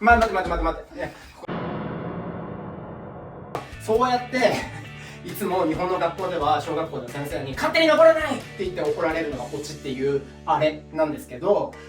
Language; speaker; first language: Japanese; native; Japanese